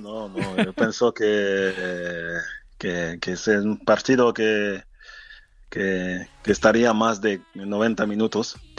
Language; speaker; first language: Spanish; non-native, fluent; French